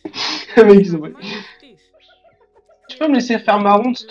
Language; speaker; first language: French; native; French